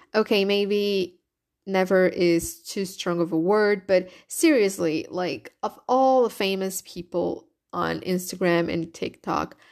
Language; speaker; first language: English; non-native, fluent; Portuguese